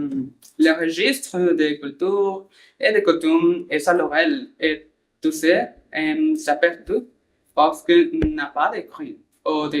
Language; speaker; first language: French; non-native, learner; Spanish